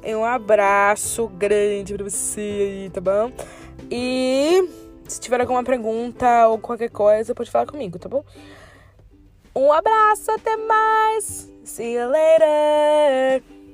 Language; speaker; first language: Portuguese; non-native, fluent; English